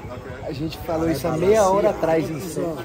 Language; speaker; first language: Portuguese; native; Portuguese